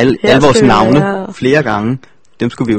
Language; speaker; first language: Danish; native; Danish